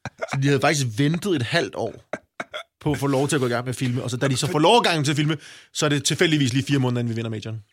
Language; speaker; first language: Danish; native; Danish